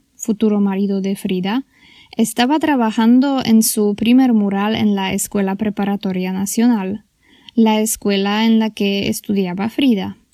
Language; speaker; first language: Spanish; non-native, fluent; Polish